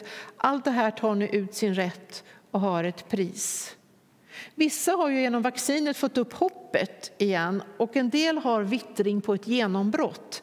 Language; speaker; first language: Swedish; native; Swedish